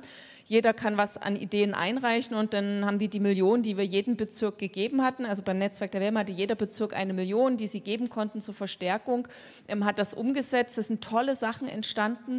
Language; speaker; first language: German; native; German